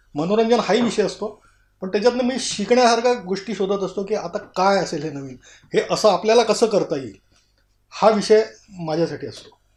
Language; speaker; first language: Marathi; native; Marathi